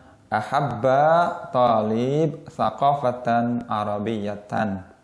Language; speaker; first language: Arabic; non-native, fluent; Indonesian